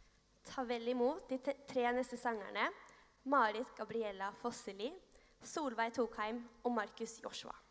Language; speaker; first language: Norwegian; native; Norwegian